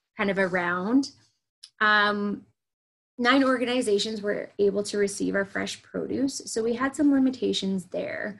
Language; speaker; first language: English; native; English